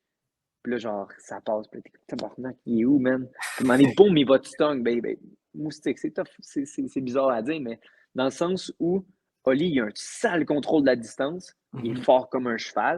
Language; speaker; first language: French; native; French